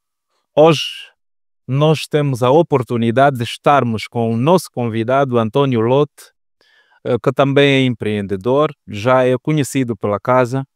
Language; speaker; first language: Portuguese; native; Portuguese